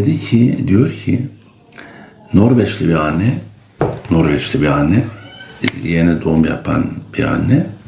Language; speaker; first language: Turkish; non-native, local second language; Kurdish